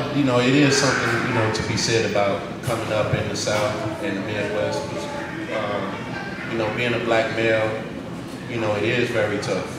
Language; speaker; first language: English; native; English